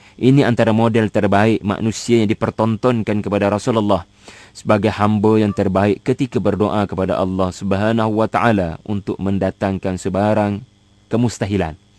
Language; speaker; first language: Malay; native; Malay